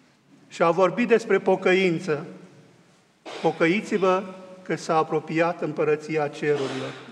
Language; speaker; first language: Romanian; native; Romanian